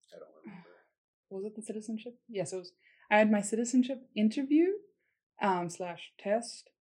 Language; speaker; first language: English; native; English